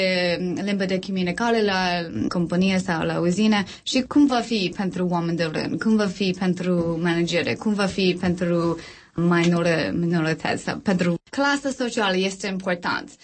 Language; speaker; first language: Romanian; non-native, learner; English